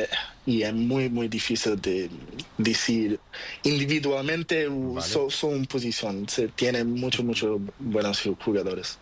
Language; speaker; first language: Spanish; non-native, learner; Portuguese